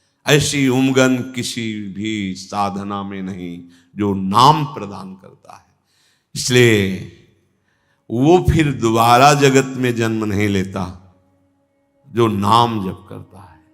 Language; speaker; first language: Hindi; native; Hindi